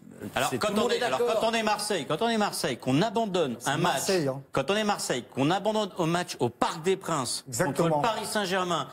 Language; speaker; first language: French; native; French